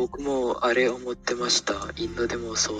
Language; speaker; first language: Japanese; non-native, fluent; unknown